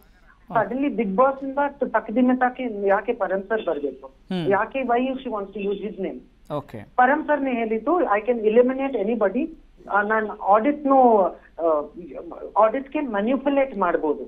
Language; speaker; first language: Kannada; non-native, learner; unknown